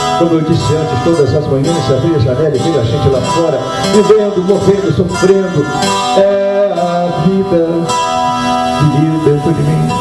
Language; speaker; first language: Portuguese; native; Portuguese